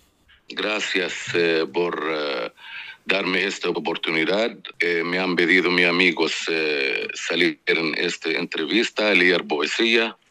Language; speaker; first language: Spanish; non-native, fluent; Arabic